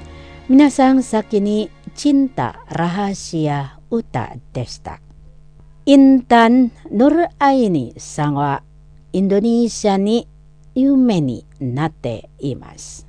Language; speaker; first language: Japanese; non-native, learner; Indonesian